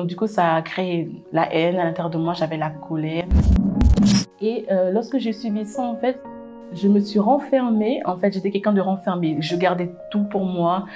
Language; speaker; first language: French; native; French